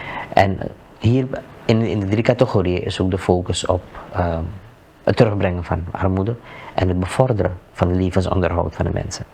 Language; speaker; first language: Dutch; native; Dutch